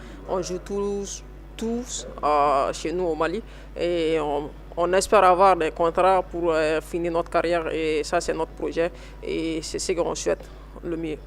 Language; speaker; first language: French; non-native, local second language; Bambara